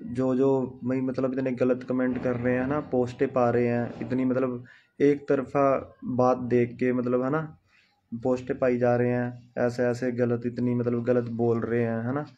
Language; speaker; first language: Hindi; non-native, local second language; Punjabi